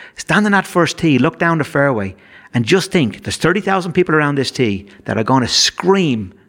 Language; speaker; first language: English; native; English